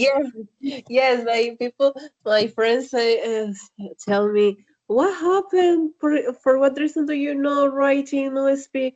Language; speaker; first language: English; non-native, learner; Spanish